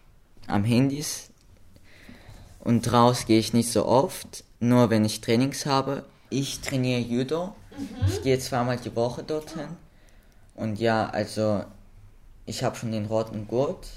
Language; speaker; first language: German; early bilingual, other home language; Russian